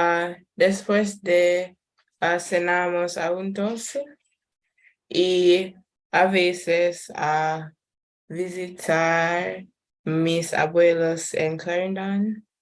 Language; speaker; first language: Spanish; non-native, learner; English